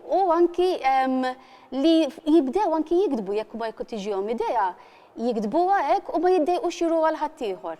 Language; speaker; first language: Maltese; native; Maltese